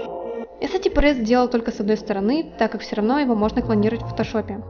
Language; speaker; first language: Russian; native; Russian